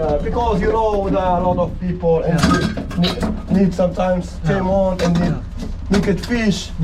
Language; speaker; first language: English; non-native, learner; Arabic